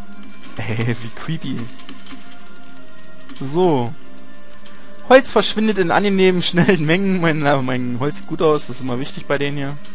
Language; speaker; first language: German; native; German